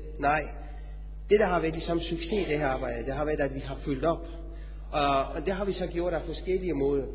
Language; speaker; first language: Danish; non-native, fluent; Persian